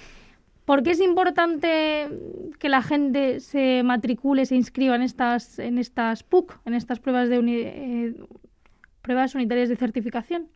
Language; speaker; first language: Spanish; native; Spanish